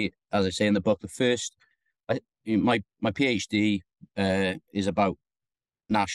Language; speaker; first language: English; native; English